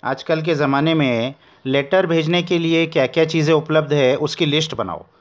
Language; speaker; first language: Hindi; non-native, local second language; Marathi